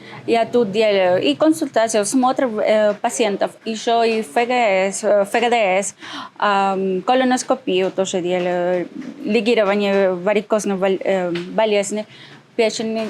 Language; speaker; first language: Russian; non-native, learner; Spanish